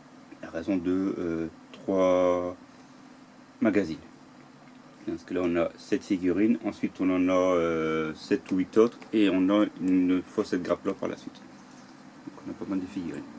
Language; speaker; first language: French; native; French